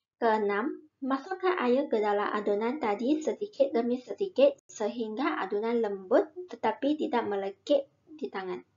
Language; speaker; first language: Malay; non-native, local second language; Min Nan Chinese